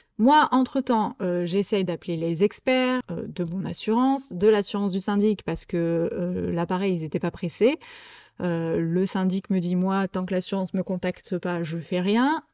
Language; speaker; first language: French; native; French